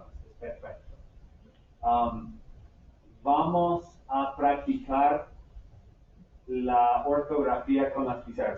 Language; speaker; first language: Spanish; non-native, fluent; English